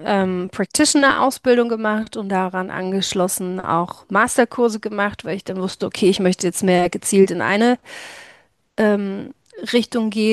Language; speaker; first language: German; native; German